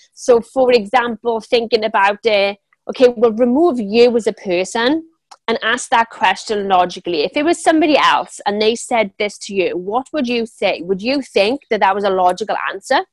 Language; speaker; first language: English; native; English